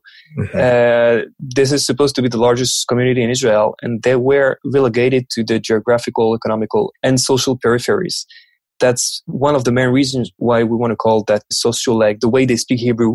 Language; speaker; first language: English; non-native, fluent; French